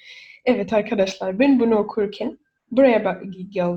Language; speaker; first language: Turkish; non-native, learner; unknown